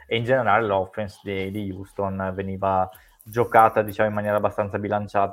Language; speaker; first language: Italian; native; Italian